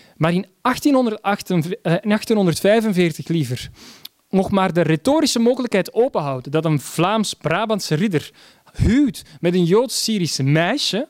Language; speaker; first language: Dutch; native; Dutch